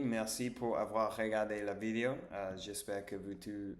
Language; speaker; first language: French; non-native, learner; English